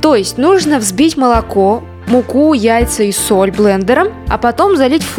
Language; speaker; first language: Russian; native; Russian